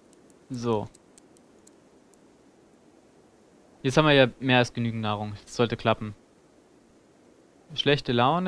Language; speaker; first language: German; native; German